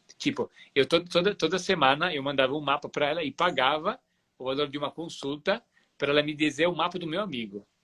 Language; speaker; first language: Portuguese; non-native, fluent; Italian